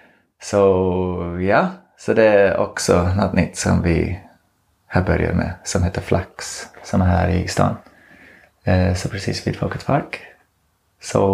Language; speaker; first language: Swedish; non-native, fluent; English